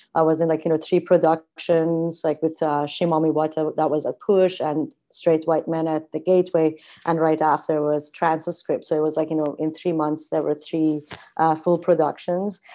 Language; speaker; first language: English; non-native, fluent; Persian